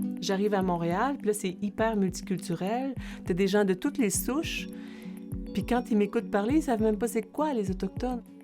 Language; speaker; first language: French; native; French